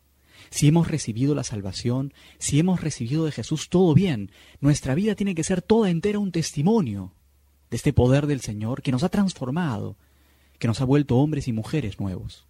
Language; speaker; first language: Spanish; native; Spanish